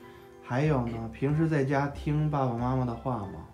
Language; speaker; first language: Chinese; native; Chinese